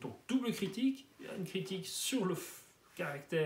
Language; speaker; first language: French; native; French